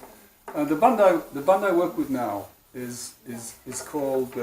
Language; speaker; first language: English; non-native, fluent; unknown